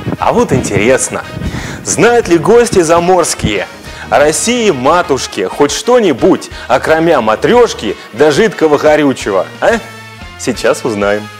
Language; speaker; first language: Russian; native; Russian